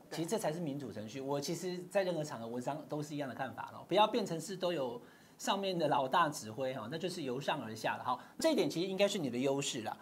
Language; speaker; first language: Chinese; native; Chinese